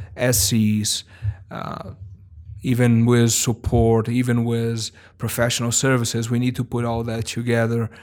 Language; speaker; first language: English; non-native, fluent; Portuguese